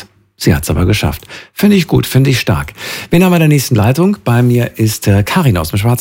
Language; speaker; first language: German; native; German